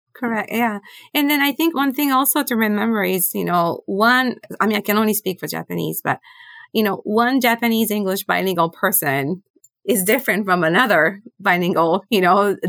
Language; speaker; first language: English; non-native, fluent; Japanese